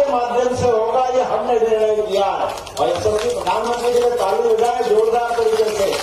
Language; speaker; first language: Hindi; native; Hindi